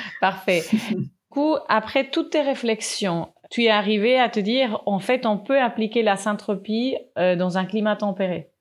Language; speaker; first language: French; non-native, fluent; Spanish